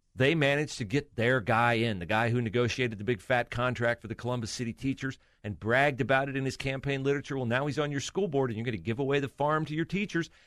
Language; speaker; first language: English; native; English